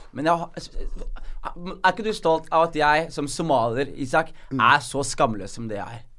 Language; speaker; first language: Norwegian; early bilingual, other home language; Somali